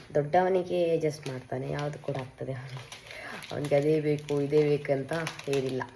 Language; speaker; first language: Kannada; non-native, local second language; Tulu